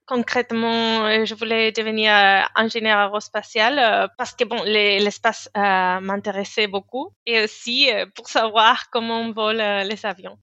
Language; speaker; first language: French; non-native, fluent; Spanish